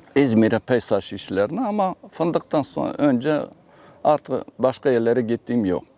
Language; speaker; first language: Turkish; non-native, local second language; Kurdish